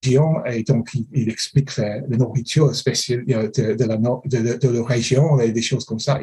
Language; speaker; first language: French; non-native, fluent; English